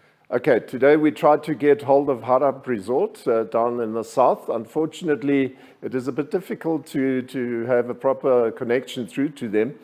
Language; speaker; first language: English; non-native, local second language; German